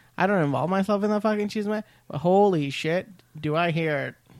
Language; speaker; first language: English; early bilingual, other home language; Spanish